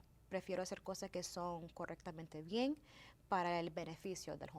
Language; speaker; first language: Spanish; early bilingual, heritage; Spanish